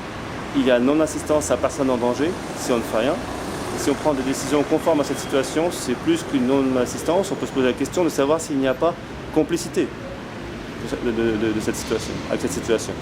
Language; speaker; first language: French; native; French